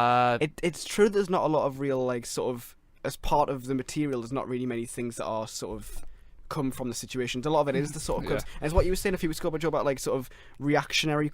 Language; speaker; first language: English; native; English